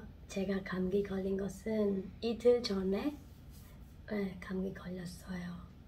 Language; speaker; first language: Korean; non-native, fluent; Khmer